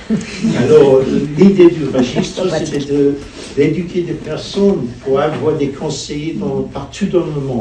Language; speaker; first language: French; non-native, fluent; English